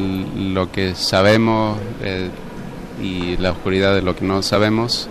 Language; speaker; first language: Spanish; non-native, fluent; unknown